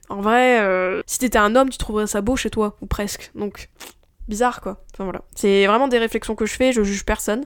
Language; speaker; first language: French; native; French